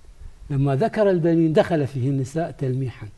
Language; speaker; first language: Arabic; native; Arabic